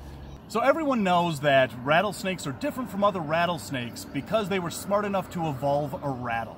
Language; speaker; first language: English; native; English